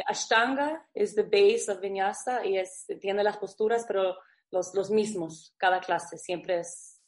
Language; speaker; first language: Spanish; non-native, learner; Swedish